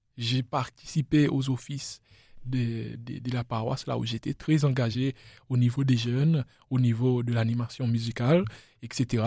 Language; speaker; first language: French; non-native, local second language; Seselwa Creole French